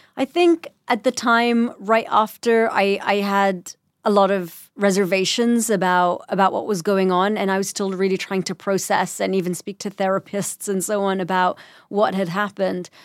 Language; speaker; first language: English; native; English